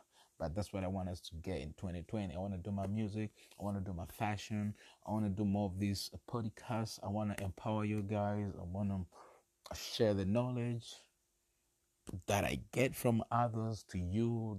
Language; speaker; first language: English; non-native, local second language; Ganda